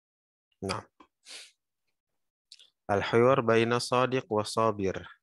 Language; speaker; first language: Arabic; non-native, fluent; Indonesian